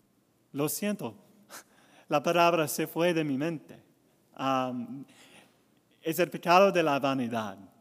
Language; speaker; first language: Spanish; non-native, learner; English